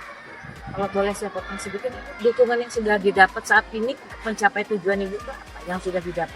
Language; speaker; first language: Indonesian; native; Indonesian